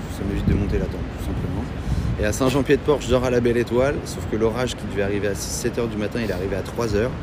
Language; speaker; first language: French; native; French